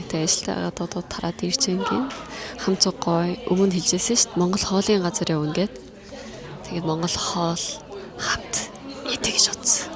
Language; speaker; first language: Mongolian; early bilingual, heritage; Korean